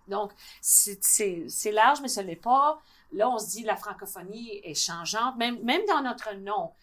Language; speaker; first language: French; native; French